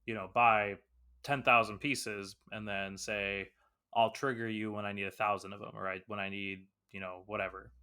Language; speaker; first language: English; native; English